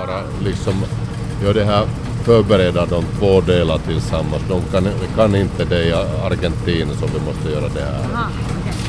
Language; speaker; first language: Swedish; non-native, local second language; Finnish